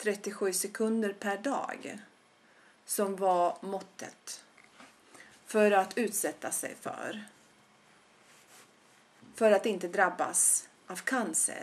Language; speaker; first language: Swedish; non-native, fluent; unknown